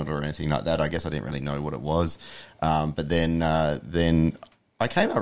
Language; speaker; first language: English; native; English